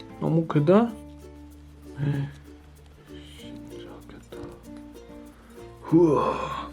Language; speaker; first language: Korean; non-native, learner; German